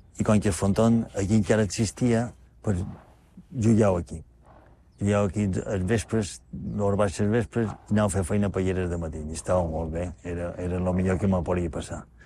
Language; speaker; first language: Catalan; native; Catalan